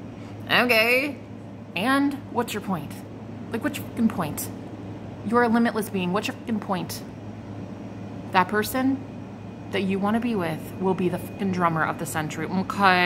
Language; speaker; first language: English; native; English